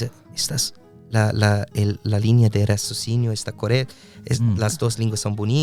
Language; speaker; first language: Spanish; non-native, fluent; English